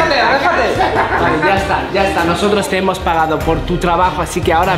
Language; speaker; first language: Spanish; native; Spanish